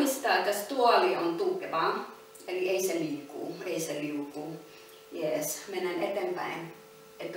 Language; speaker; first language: Finnish; non-native, learner; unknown